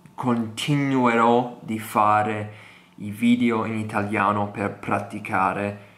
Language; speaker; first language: Italian; non-native, learner; English